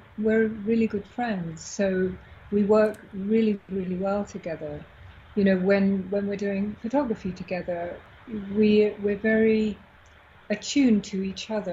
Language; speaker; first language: English; native; English